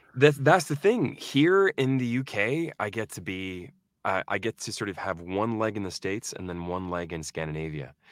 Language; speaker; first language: English; early bilingual, other home language; Norwegian